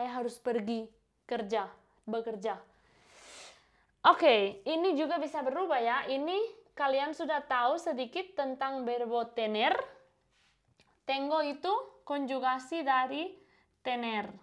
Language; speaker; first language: Indonesian; non-native, fluent; Spanish